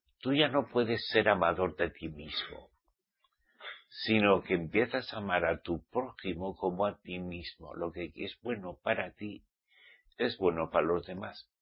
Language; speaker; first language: Spanish; native; Spanish